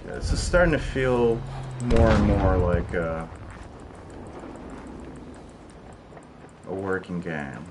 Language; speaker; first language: English; native; English